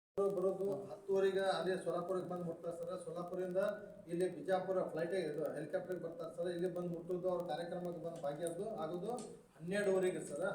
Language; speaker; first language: Kannada; non-native, local second language; Lambadi